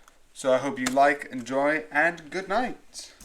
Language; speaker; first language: English; native; English